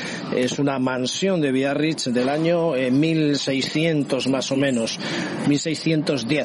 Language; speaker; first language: Spanish; native; Spanish